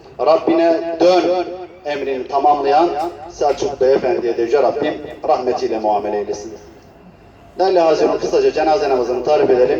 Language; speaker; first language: Turkish; native; Turkish